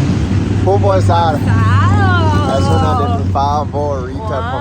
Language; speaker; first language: Spanish; non-native, learner; English